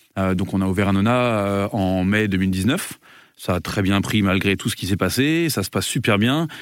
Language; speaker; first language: French; native; French